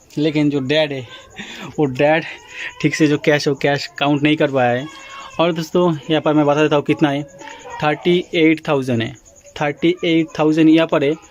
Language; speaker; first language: Hindi; non-native, local second language; Bangla